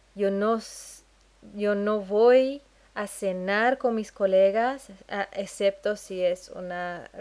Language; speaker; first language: Spanish; non-native, fluent; English